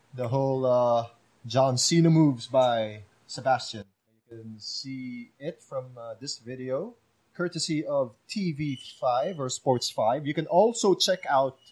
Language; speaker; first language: English; non-native, local second language; Filipino